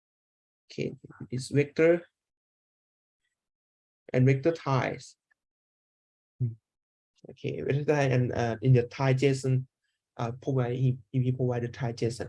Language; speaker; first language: English; non-native, learner; Thai